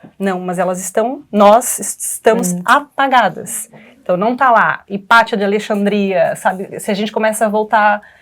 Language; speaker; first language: Portuguese; native; Portuguese